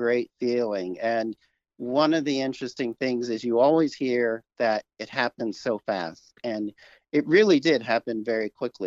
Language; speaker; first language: English; native; English